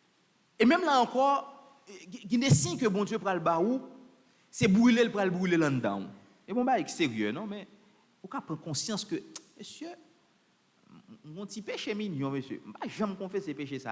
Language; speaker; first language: French; non-native, local second language; Haitian Creole